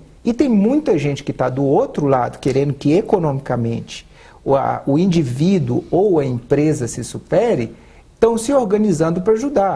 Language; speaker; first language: Portuguese; native; Portuguese